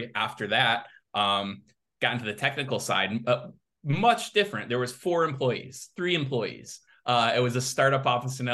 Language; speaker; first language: English; native; English